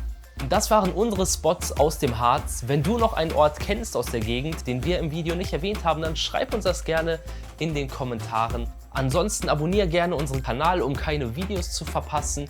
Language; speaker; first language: German; native; German